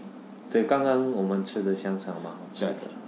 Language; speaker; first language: Chinese; non-native, fluent; Korean